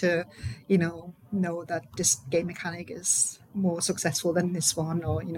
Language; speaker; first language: English; non-native, fluent; German